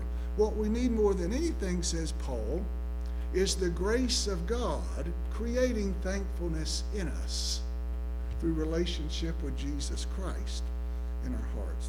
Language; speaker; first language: English; native; English